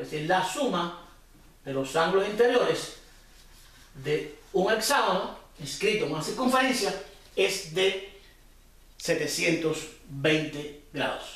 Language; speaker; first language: Spanish; native; Spanish